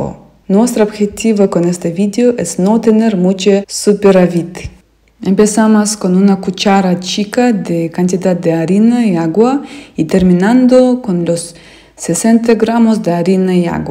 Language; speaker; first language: Spanish; non-native, fluent; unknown